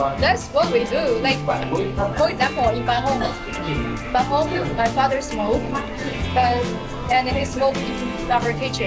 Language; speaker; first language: English; non-native, learner; Chinese